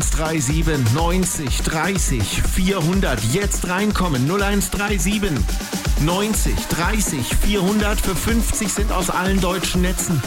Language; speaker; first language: German; native; German